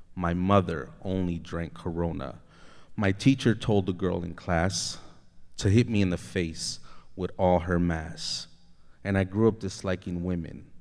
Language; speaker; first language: English; native; English